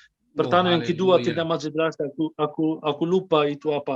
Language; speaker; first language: Indonesian; non-native, fluent; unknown